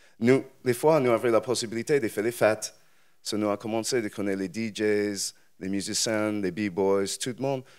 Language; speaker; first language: French; non-native, learner; English